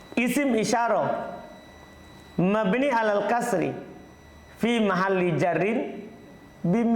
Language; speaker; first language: Arabic; non-native, fluent; Indonesian